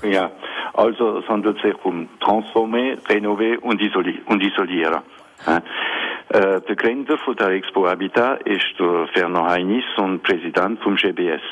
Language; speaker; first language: German; non-native, local second language; Swiss German